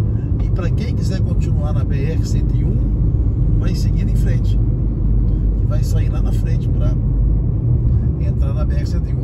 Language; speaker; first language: Portuguese; native; Portuguese